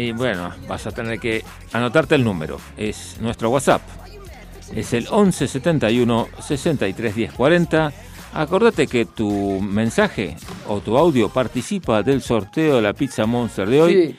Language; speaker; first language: Spanish; native; Spanish